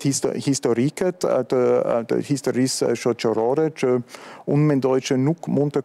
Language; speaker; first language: Albanian; non-native, fluent; German